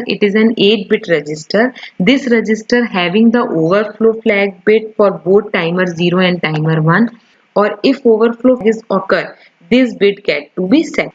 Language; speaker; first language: English; non-native, local second language; Hindi